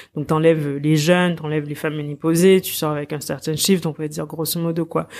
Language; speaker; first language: French; native; French